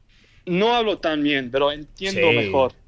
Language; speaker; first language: Spanish; early bilingual, heritage; English